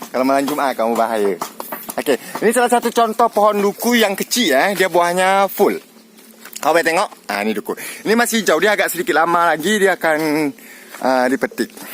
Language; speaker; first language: Malay; non-native, local second language; Achinese